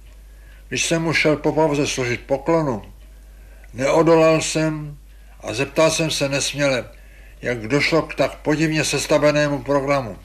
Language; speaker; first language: Czech; native; Czech